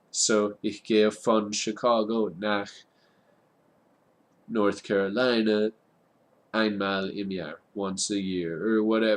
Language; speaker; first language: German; non-native, fluent; English